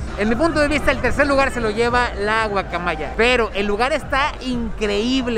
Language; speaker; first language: Spanish; native; Spanish